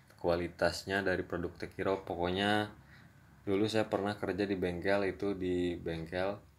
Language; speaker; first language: Indonesian; non-native, local second language; Sundanese